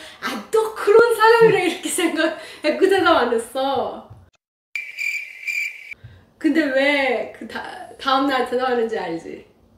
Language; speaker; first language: Korean; non-native, learner; Persian